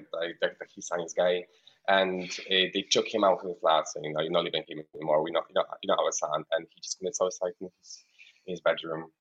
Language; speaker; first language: English; non-native, fluent; Polish